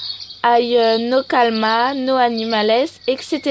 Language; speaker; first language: Spanish; non-native, learner; French